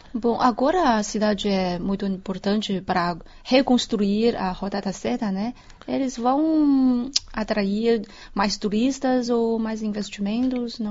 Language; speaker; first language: Portuguese; non-native, fluent; Chinese